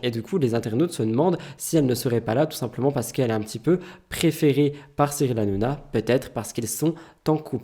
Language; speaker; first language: French; native; French